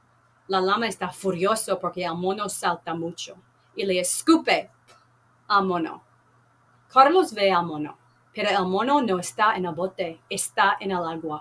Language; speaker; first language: Spanish; non-native, fluent; English